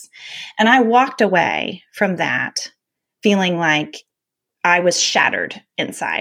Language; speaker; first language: English; native; English